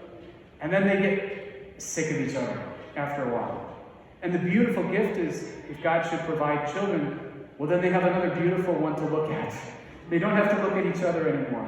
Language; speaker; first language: English; native; English